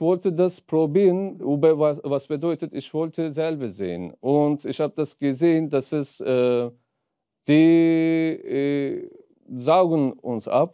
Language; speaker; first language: German; non-native, fluent; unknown